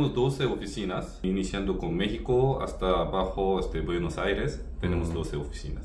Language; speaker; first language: Spanish; non-native, learner; Korean